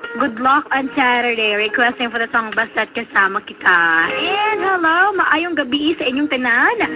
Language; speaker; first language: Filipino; non-native, local second language; Waray